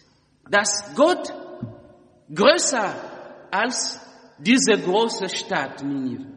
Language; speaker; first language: German; non-native, fluent; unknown